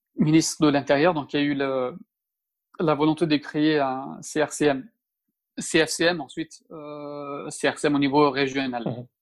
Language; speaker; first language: French; early bilingual, other home language; Turkish